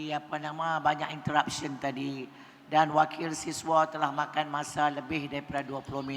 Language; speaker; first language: Malay; native; Malay